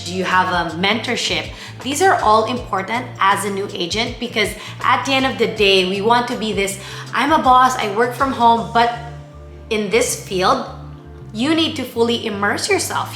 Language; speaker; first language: English; non-native, local second language; Filipino